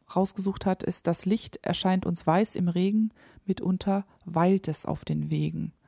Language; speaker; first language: German; native; German